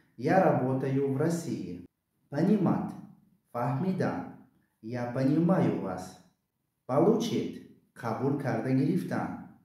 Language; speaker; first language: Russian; non-native, local second language; Tajik